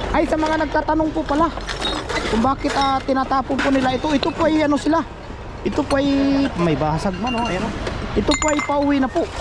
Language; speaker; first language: Filipino; native; Filipino